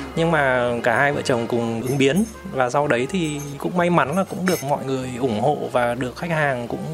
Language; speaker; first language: Vietnamese; native; Vietnamese